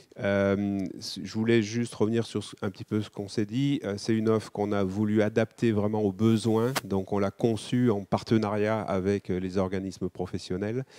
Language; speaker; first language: French; native; French